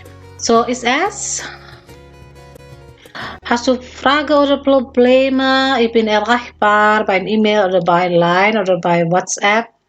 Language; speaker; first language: German; non-native, learner; Indonesian